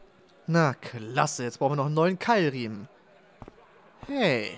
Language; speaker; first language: German; native; German